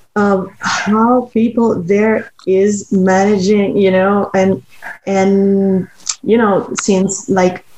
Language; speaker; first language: English; non-native, fluent; Spanish